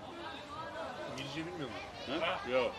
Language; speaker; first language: Turkish; early bilingual, heritage; Turkish